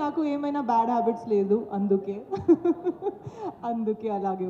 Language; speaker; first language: Telugu; non-native, learner; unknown